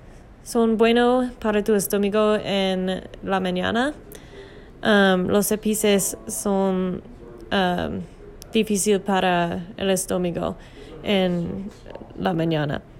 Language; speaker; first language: Spanish; non-native, learner; English